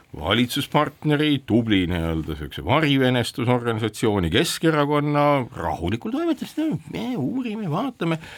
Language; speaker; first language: Estonian; native; Estonian